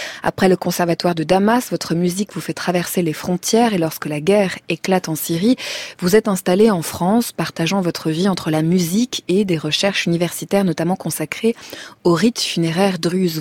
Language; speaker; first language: French; native; French